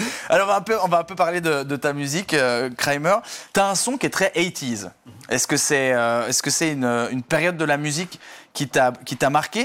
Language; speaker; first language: French; native; French